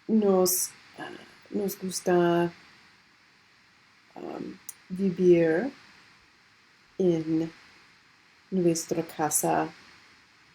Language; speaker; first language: Spanish; non-native, learner; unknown